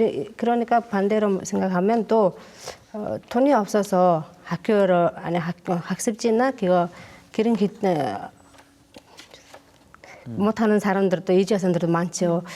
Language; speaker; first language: Korean; non-native, learner; Mongolian